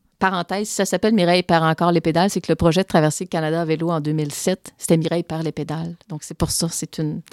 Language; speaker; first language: French; native; French